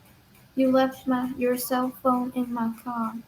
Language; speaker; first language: English; non-native, learner; Vietnamese